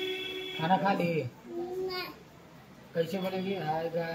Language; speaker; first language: Hindi; non-native, local second language; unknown